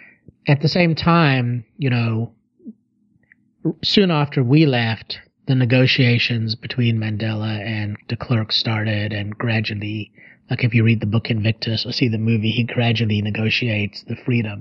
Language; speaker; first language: English; native; English